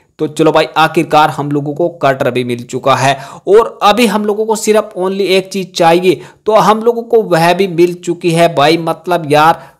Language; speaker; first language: Hindi; native; Hindi